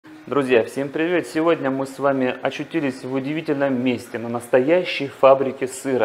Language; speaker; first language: Russian; native; Russian